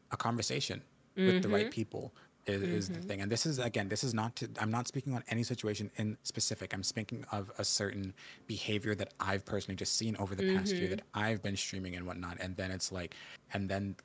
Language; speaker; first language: English; native; English